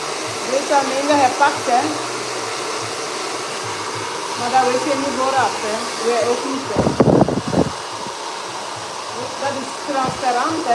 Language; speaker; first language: Dutch; non-native, learner; English